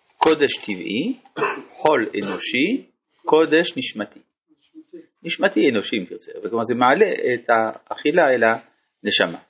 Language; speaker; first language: Hebrew; non-native, fluent; French